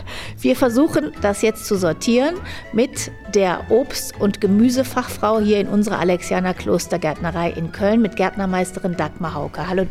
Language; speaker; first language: German; native; German